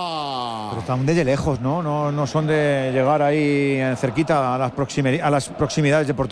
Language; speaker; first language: Spanish; native; Spanish